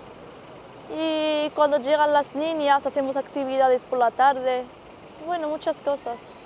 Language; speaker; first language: Spanish; non-native, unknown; Arabic